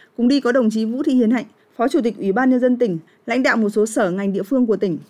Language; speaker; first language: Vietnamese; native; Vietnamese